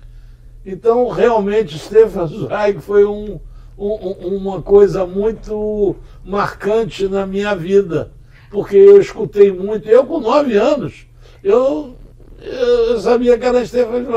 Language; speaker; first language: Portuguese; early bilingual, other home language; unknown